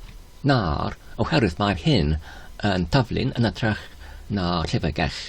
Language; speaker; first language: Welsh; non-native, learner; Polish